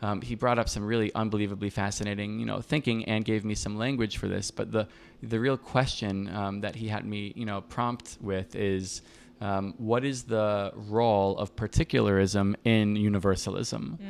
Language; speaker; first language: English; native; English